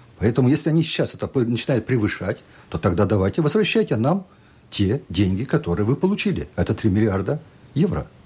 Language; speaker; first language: Russian; native; Russian